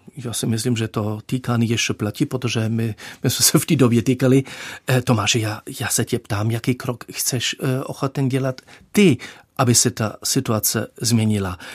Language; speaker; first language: Czech; non-native, fluent; German